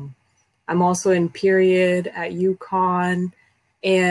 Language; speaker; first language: English; early bilingual, other home language; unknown